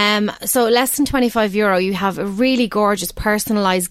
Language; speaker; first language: English; native; English